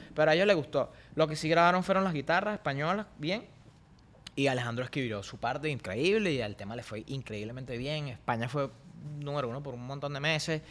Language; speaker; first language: Spanish; native; Spanish